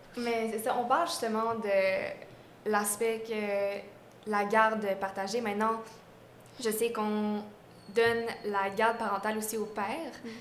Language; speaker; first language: French; native; French